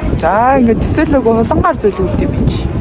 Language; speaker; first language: Mongolian; native; Mongolian